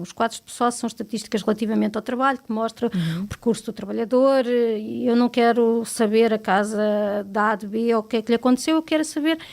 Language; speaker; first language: Portuguese; native; Portuguese